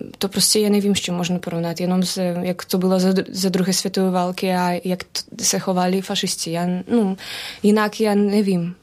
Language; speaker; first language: Czech; non-native, fluent; Belarusian